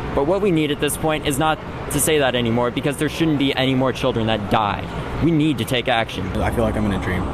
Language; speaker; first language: English; native; English